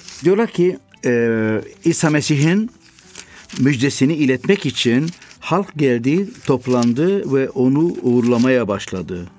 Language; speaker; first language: Turkish; non-native, fluent; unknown